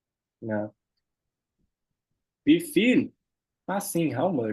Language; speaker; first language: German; non-native, fluent; Portuguese